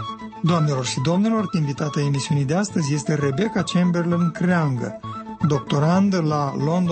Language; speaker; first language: Romanian; native; Romanian